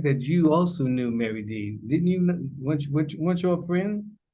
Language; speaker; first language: English; native; English